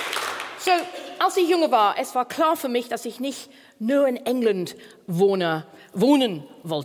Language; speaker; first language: German; non-native, fluent; English